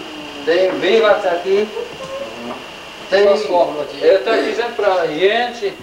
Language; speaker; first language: Portuguese; non-native, learner; English